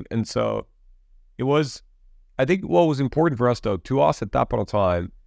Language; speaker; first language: English; early bilingual, other home language; Polish